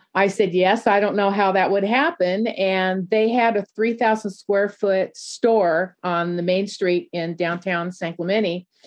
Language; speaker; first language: English; native; English